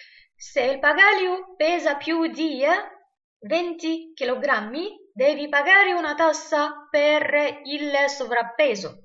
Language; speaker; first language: Italian; non-native, fluent; Arabic